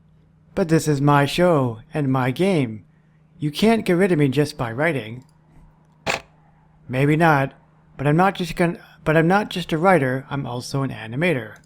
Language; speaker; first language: English; native; English